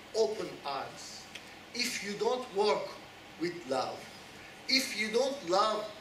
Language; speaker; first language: English; non-native, fluent; Turkish